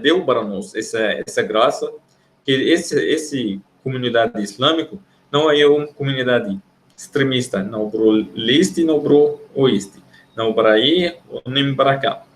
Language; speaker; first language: Portuguese; non-native, fluent; Arabic